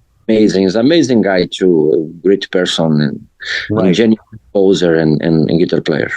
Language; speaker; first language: English; non-native, learner; Portuguese